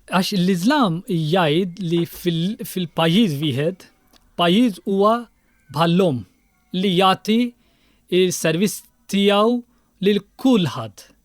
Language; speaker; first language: Maltese; non-native, fluent; Urdu